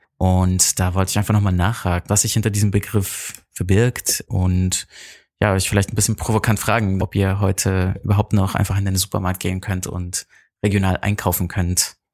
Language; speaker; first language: German; native; German